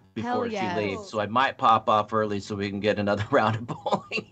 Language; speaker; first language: English; native; English